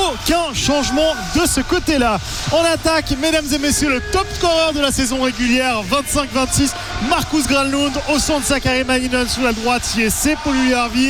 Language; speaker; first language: French; native; French